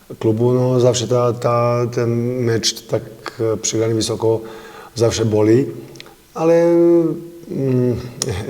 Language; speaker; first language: Polish; non-native, fluent; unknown